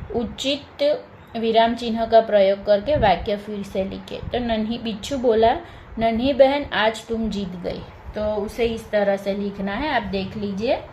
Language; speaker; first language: Hindi; non-native, local second language; Gujarati